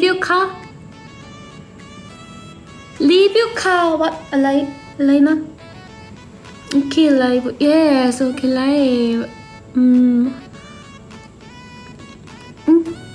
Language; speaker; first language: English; non-native, learner; Korean